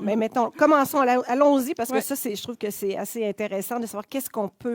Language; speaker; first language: French; native; French